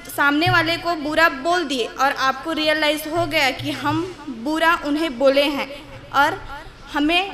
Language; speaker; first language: Hindi; native; Hindi